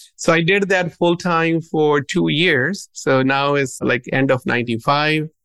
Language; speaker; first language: English; non-native, local second language; Punjabi